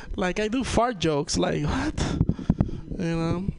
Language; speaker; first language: English; non-native, fluent; Spanish